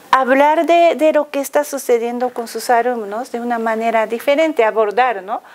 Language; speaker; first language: Spanish; non-native, fluent; Japanese